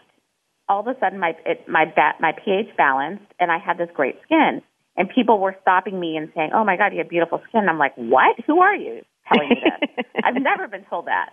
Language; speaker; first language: English; native; English